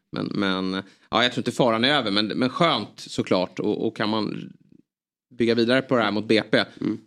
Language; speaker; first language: Swedish; native; Swedish